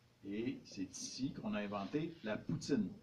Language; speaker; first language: French; native; French